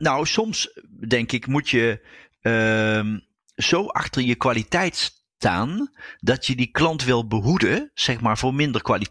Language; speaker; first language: Dutch; native; Dutch